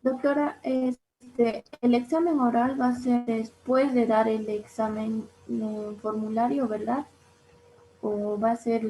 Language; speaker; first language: Spanish; native; Spanish